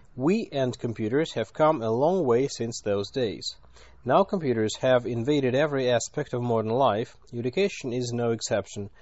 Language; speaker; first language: English; non-native, fluent; Russian